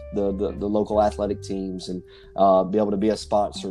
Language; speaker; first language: English; native; English